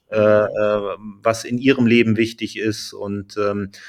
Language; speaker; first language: German; native; German